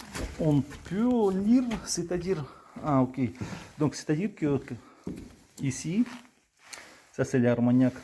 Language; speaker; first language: French; non-native, learner; Russian